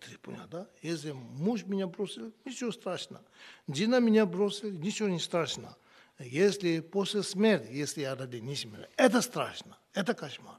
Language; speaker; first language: Russian; non-native, learner; Tibetan